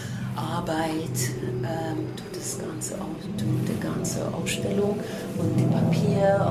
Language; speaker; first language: German; non-native, fluent; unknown